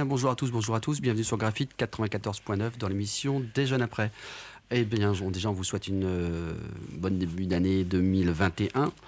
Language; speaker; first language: French; native; French